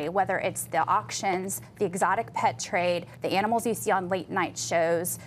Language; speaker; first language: English; native; English